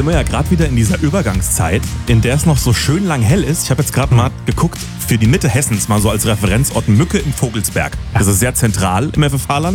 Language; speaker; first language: German; native; German